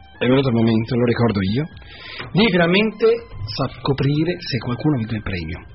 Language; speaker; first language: Italian; non-native, fluent; French